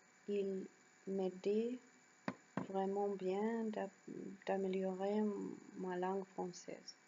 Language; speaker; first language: French; non-native, learner; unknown